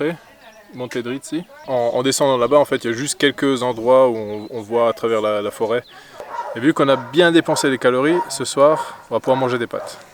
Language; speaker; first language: French; native; French